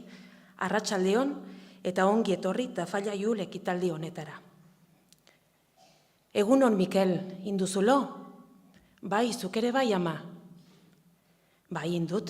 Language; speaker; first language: Basque; native; Basque